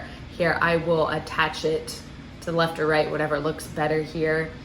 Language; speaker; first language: English; native; English